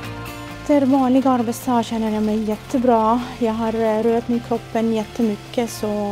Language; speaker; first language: Swedish; non-native, learner; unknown